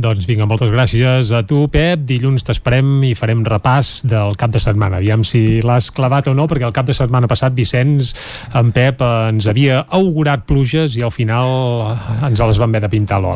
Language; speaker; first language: Catalan; native; Catalan